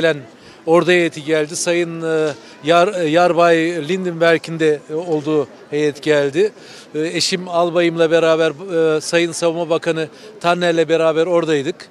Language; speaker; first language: Turkish; native; Turkish